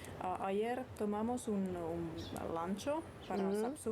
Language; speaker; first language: Spanish; non-native, learner; Finnish